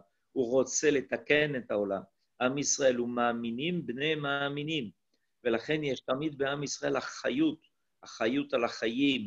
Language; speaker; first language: Hebrew; non-native, fluent; French